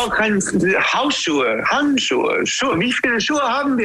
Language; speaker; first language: German; non-native, learner; English